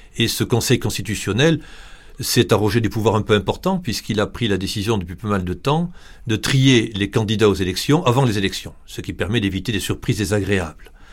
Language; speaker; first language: French; native; French